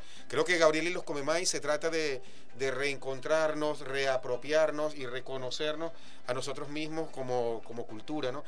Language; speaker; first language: Spanish; native; Spanish